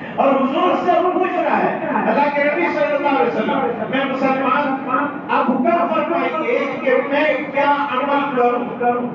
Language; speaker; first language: Urdu; native; Urdu